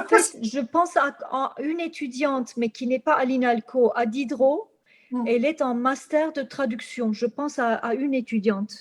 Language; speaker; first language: French; non-native, fluent; Turkish